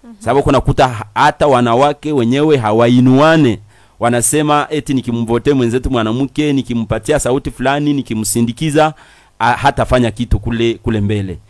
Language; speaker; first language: Swahili; native; Swahili